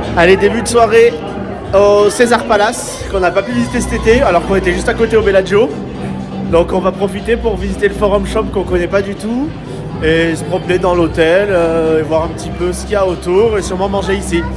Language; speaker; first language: French; native; French